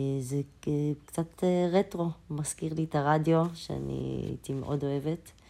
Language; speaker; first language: Hebrew; early bilingual, other home language; Russian